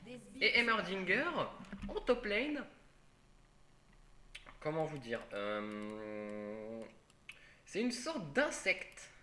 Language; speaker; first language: French; native; French